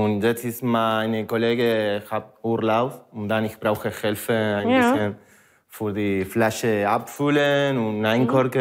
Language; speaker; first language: German; non-native, learner; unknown